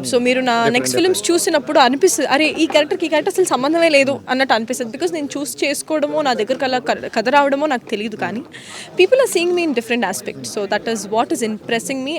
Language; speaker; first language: Telugu; native; Telugu